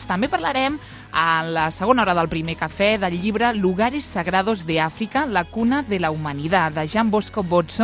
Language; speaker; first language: Catalan; native; Catalan